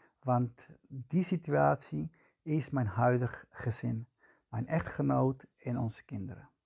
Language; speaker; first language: Dutch; non-native, fluent; Spanish